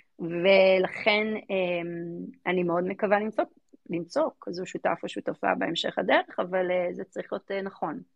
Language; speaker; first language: Hebrew; early bilingual, other home language; English